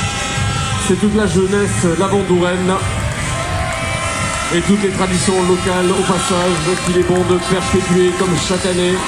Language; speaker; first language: French; native; French